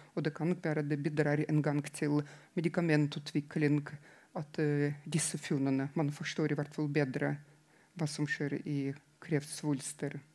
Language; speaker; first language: Norwegian; non-native, fluent; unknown